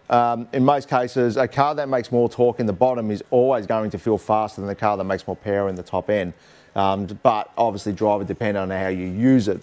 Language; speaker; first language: English; native; English